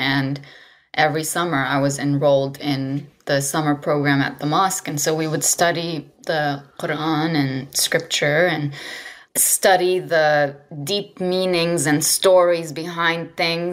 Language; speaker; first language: English; non-native, fluent; Arabic